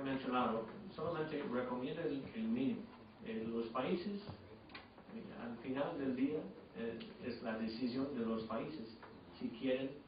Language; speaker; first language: Spanish; non-native, fluent; English